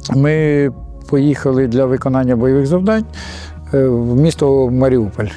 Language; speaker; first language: Ukrainian; native; Ukrainian